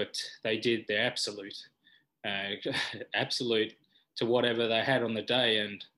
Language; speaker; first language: English; native; English